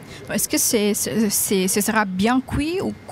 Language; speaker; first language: French; non-native, fluent; Indonesian